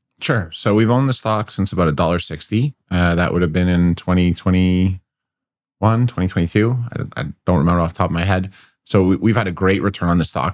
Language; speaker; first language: English; native; English